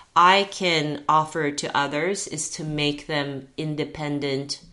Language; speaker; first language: English; early bilingual, heritage; Chinese